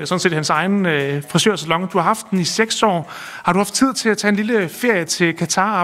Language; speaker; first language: Danish; native; Danish